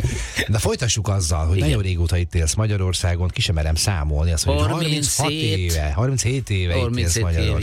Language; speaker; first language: Hungarian; native; Hungarian